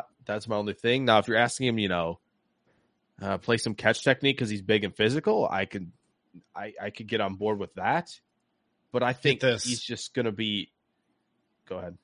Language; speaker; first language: English; native; English